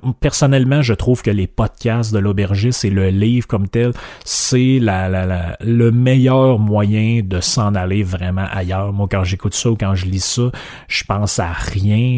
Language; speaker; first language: French; native; French